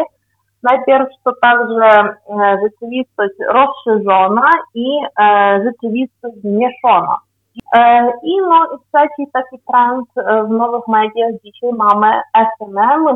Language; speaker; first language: Polish; non-native, fluent; Ukrainian